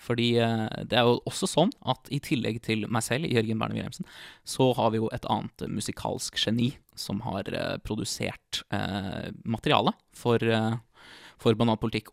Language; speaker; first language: Norwegian; native; Norwegian